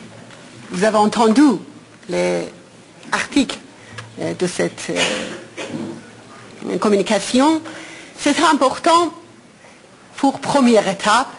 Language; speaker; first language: French; non-native, fluent; Persian